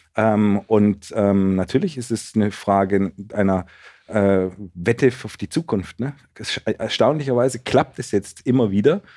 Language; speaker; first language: German; native; German